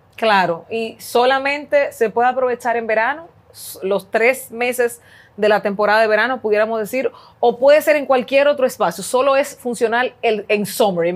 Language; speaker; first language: Spanish; native; Spanish